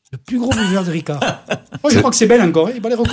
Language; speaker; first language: French; native; French